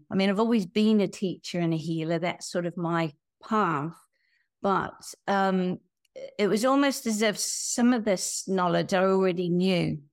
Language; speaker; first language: English; native; English